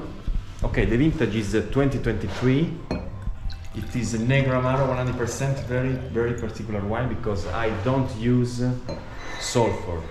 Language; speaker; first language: English; non-native, learner; Italian